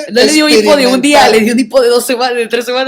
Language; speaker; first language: Spanish; native; Spanish